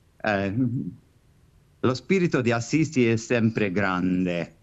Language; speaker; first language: Italian; non-native, fluent; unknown